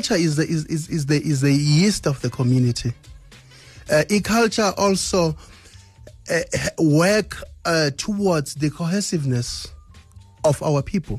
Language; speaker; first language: English; non-native, local second language; Zulu